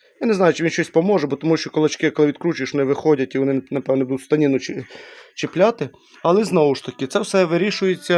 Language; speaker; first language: Ukrainian; native; Ukrainian